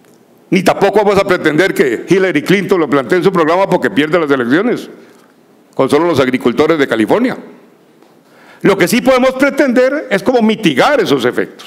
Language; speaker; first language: Spanish; native; Spanish